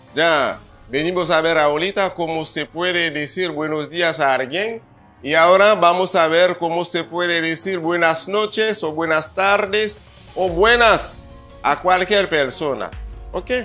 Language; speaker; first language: Spanish; non-native, fluent; Haitian Creole